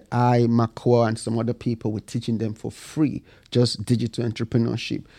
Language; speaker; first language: English; non-native, local second language; Bini